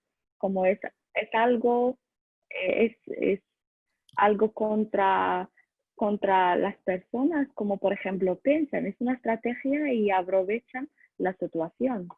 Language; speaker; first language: Spanish; non-native, learner; Arabic